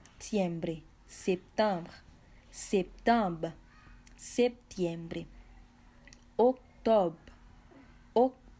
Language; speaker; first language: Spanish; non-native, fluent; Haitian Creole